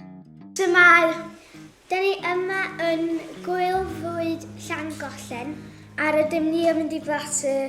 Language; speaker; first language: Welsh; non-native, local second language; English